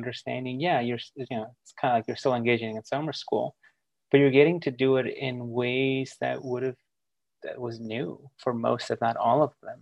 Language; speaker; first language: English; early bilingual, other home language; Spanish